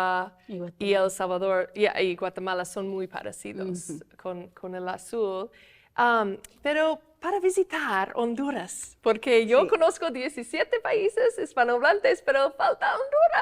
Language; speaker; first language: Spanish; non-native, fluent; English